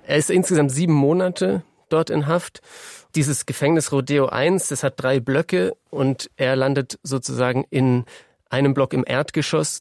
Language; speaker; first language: German; native; German